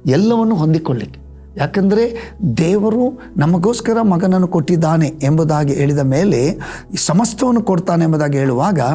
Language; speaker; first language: Kannada; native; Kannada